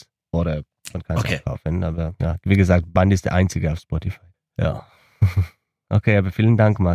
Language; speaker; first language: German; non-native, learner; Hebrew